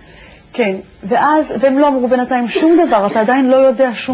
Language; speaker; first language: Hebrew; native; Hebrew